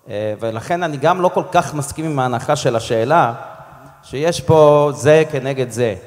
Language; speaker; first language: Hebrew; non-native, fluent; English